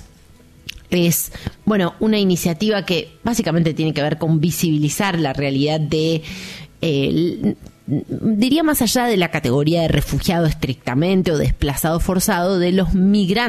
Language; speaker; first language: Spanish; native; Spanish